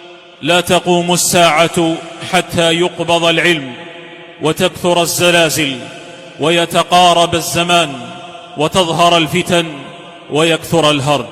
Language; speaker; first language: Arabic; native; Arabic